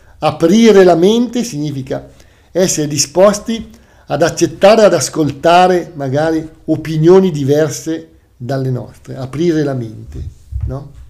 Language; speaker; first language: Italian; native; Italian